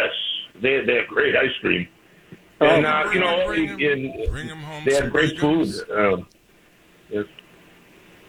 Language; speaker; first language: English; native; English